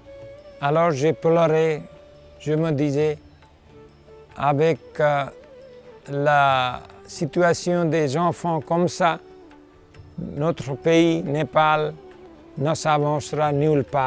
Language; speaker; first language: French; non-native, fluent; Nepali